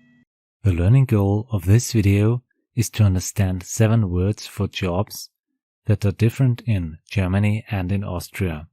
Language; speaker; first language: English; non-native, fluent; German